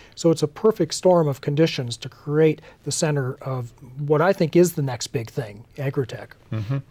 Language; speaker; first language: English; native; English